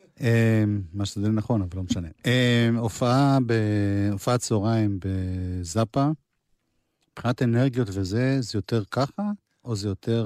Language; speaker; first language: Hebrew; native; Hebrew